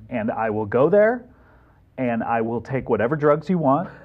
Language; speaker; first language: English; native; English